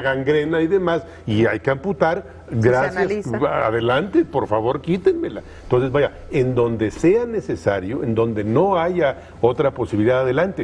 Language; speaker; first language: Spanish; native; Spanish